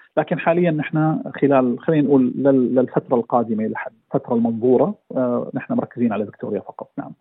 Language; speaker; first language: Arabic; native; Arabic